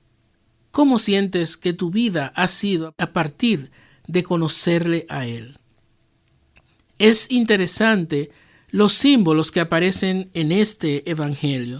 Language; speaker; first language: Spanish; native; Spanish